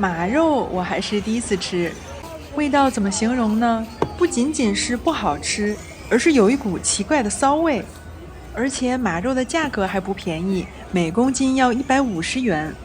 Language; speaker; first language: Chinese; native; Chinese